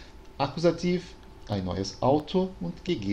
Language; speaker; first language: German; non-native, fluent; Portuguese